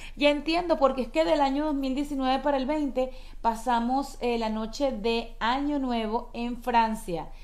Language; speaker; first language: Spanish; native; Spanish